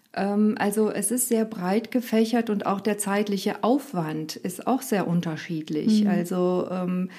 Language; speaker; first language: German; early bilingual, other home language; Romanian